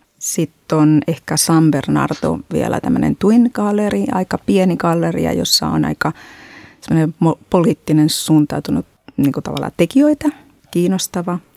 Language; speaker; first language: Finnish; non-native, fluent; Spanish